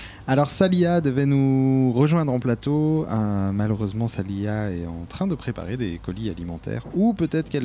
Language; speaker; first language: French; native; French